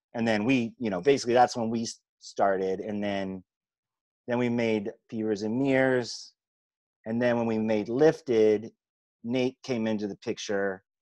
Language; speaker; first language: English; native; English